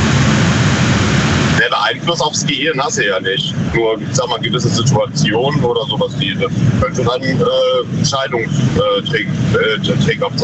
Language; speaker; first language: German; native; German